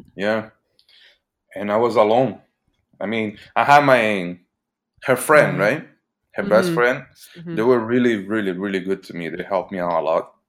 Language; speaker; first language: English; early bilingual, other home language; Portuguese